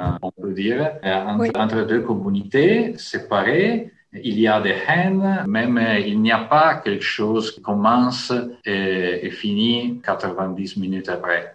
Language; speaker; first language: French; non-native, fluent; Italian